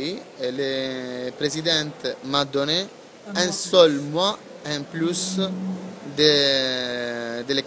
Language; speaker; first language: French; non-native, learner; Italian